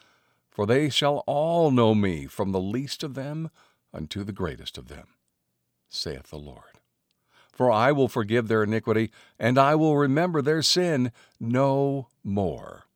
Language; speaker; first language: English; native; English